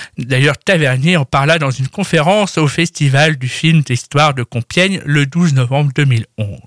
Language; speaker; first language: French; native; French